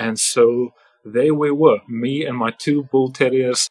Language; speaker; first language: English; non-native, local second language; Afrikaans